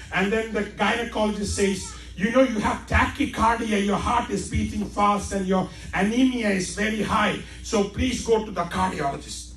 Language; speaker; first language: English; non-native, local second language; Malayalam